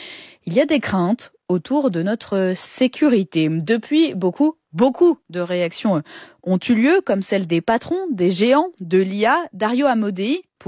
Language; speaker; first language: French; native; French